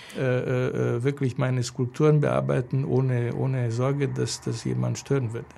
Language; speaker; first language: German; non-native, fluent; Romanian